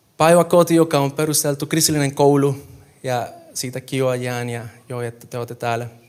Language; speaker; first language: Finnish; non-native, fluent; Spanish